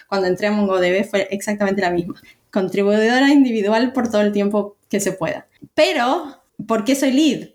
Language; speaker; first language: Spanish; native; Spanish